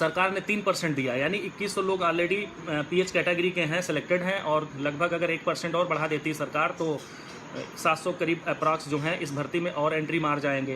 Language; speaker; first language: Hindi; native; Hindi